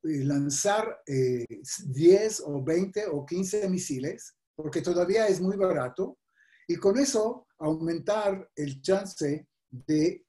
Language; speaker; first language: Spanish; non-native, fluent; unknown